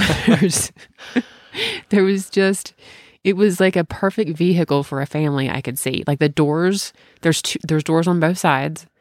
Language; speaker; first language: English; native; English